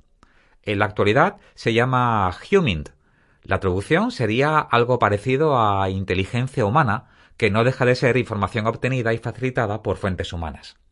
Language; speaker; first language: Spanish; native; Spanish